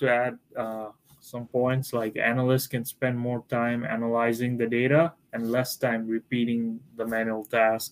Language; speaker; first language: English; non-native, local second language; Bangla